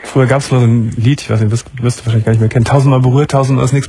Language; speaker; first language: German; native; German